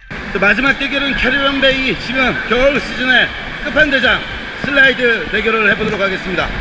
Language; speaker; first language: Korean; native; Korean